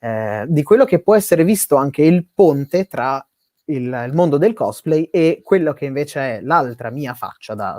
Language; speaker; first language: Italian; native; Italian